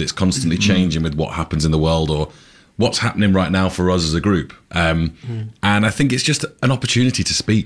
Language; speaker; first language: English; native; English